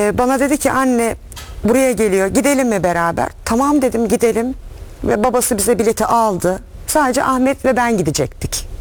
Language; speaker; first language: Turkish; native; Turkish